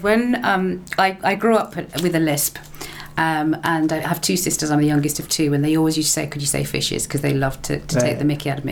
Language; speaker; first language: English; native; English